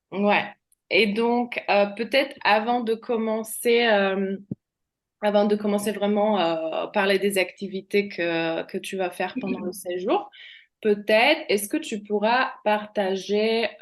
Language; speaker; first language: French; non-native, fluent; Slovak